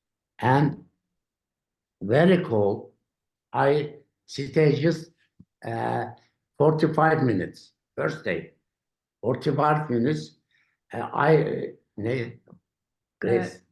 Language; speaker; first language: English; non-native, learner; Turkish